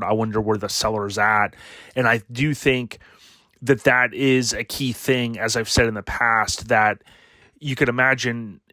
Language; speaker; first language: English; native; English